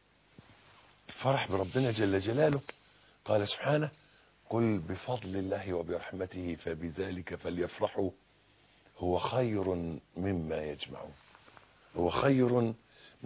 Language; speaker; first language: Arabic; native; Arabic